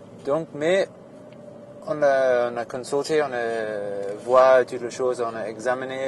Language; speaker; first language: French; non-native, fluent; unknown